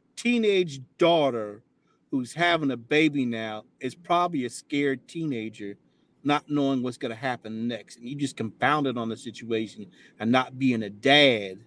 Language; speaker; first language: English; native; English